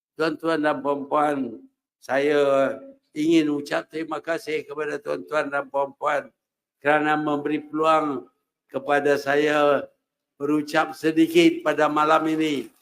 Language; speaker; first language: Malay; native; Malay